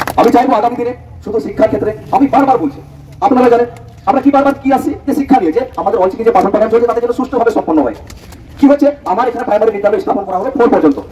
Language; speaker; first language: Bangla; non-native, local second language; Santali